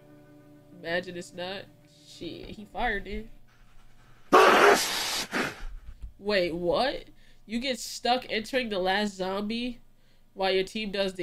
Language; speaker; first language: English; native; English